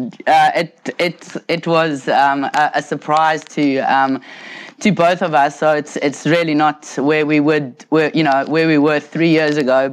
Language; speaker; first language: English; native; English